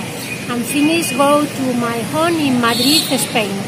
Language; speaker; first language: English; non-native, learner; Spanish